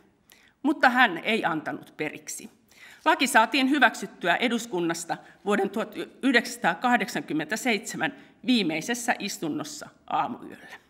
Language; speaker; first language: Finnish; native; Finnish